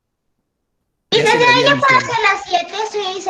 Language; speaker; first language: Spanish; native; Spanish